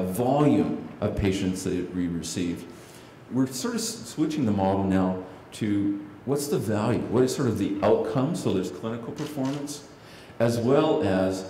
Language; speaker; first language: English; native; English